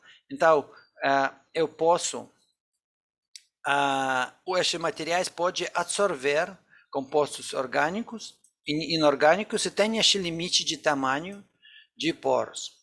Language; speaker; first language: Portuguese; non-native, fluent; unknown